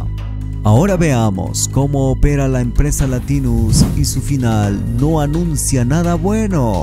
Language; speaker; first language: Spanish; native; Spanish